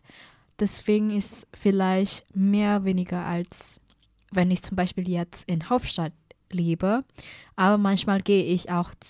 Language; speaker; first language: German; non-native, fluent; Indonesian